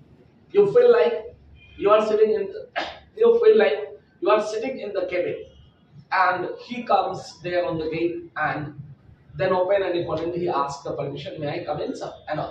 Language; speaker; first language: English; non-native, local second language; Hindi